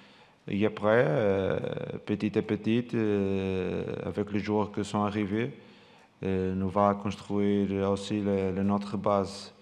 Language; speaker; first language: French; non-native, fluent; Portuguese